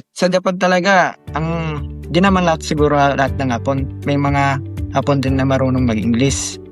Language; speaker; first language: Filipino; non-native, local second language; Iloko